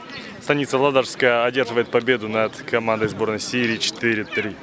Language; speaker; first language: Russian; native; Russian